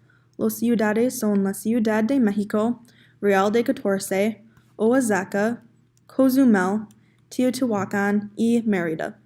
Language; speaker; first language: Spanish; non-native, learner; English